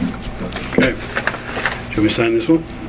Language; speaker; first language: English; native; English